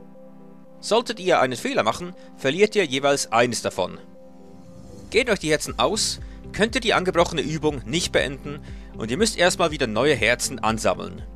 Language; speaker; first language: German; native; German